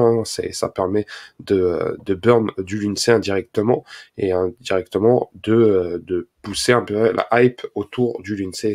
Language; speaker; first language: French; native; French